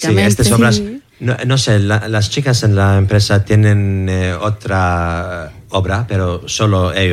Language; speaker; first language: Spanish; non-native, fluent; English